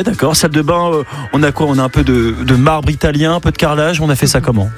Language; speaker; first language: French; native; French